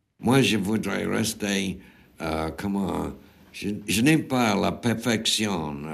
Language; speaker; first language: French; non-native, fluent; English